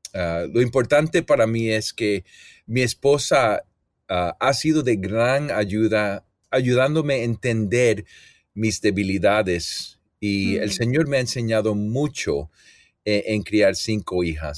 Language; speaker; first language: Spanish; early bilingual, heritage; Spanish